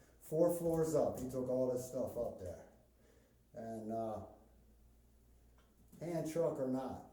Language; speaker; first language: English; native; English